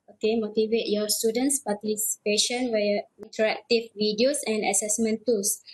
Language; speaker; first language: English; non-native, local second language; Malay